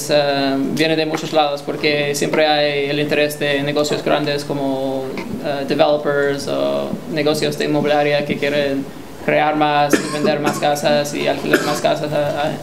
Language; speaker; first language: Spanish; non-native, fluent; English